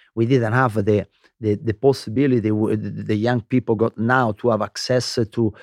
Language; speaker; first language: English; non-native, learner; Italian